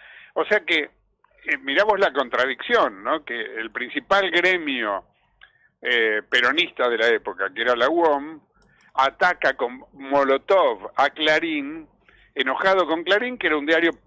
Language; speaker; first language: Spanish; native; Spanish